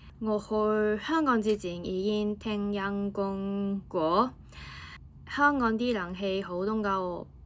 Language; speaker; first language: Cantonese; non-native, fluent; Japanese